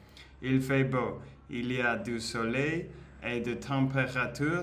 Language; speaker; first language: French; non-native, learner; Spanish